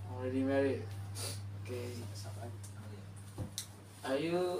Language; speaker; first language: English; non-native, learner; Indonesian